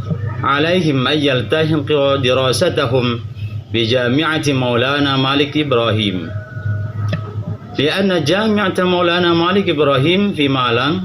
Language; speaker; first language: Arabic; non-native, learner; Indonesian